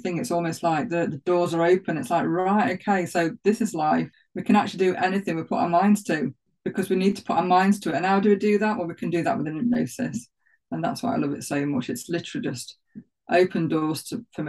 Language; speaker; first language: English; native; English